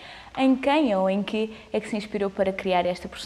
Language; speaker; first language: Portuguese; native; Portuguese